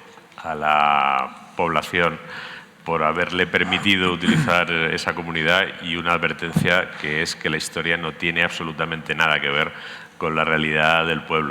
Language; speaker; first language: Spanish; native; Spanish